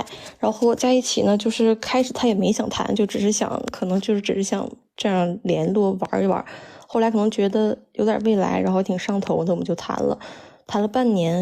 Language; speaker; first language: Chinese; native; Chinese